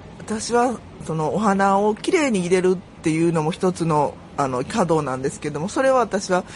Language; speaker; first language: Japanese; native; Japanese